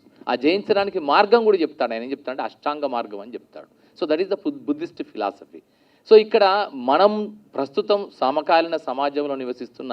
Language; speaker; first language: Telugu; native; Telugu